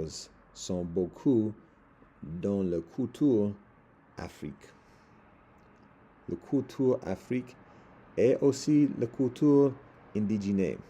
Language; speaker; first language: French; non-native, learner; English